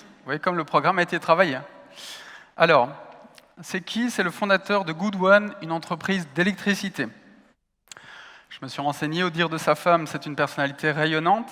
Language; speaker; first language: French; native; French